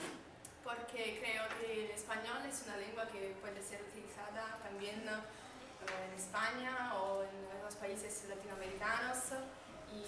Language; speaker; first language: Spanish; non-native, learner; Italian